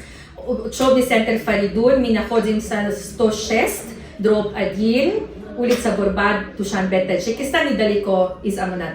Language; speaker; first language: Russian; non-native, learner; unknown